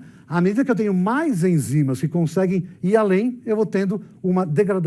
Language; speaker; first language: Portuguese; native; Portuguese